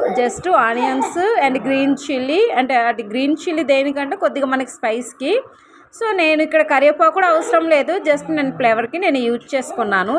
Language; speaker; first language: Telugu; non-native, local second language; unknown